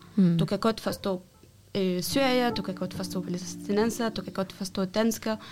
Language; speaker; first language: Danish; early bilingual, other home language; Arabic